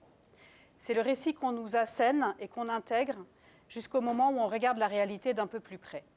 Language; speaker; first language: French; native; French